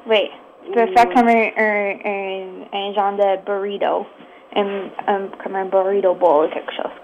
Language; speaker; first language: French; non-native, local second language; English